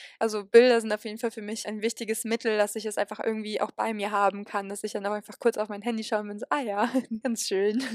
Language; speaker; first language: German; early bilingual, other home language; Polish